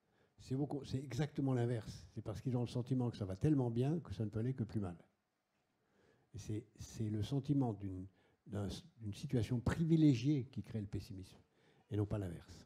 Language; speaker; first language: French; native; French